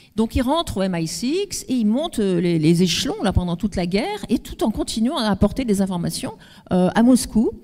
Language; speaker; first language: French; native; French